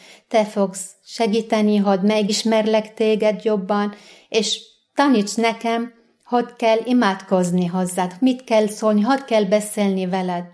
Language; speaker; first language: Hungarian; non-native, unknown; Arabic